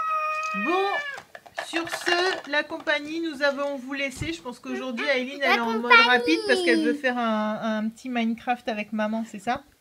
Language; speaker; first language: French; native; French